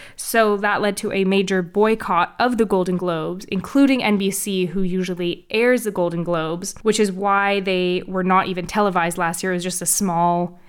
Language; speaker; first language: English; native; English